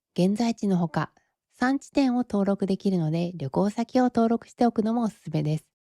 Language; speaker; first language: Japanese; native; Japanese